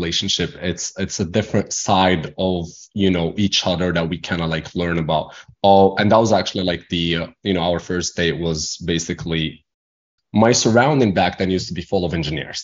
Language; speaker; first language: English; non-native, fluent; Arabic